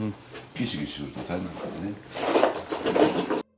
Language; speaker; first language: Japanese; native; Japanese